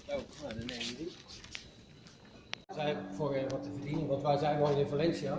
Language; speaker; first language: Dutch; native; Dutch